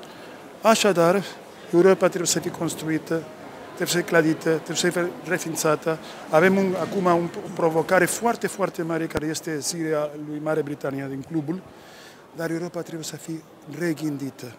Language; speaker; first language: Romanian; non-native, learner; Spanish